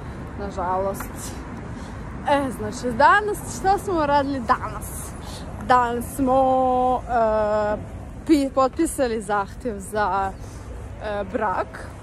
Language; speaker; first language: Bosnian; non-native, learner; Russian